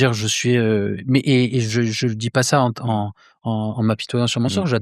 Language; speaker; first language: French; native; French